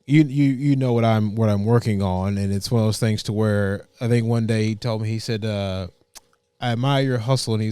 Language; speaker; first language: English; native; English